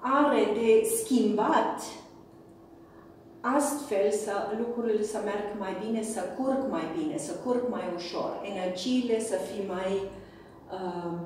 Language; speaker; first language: Romanian; non-native, fluent; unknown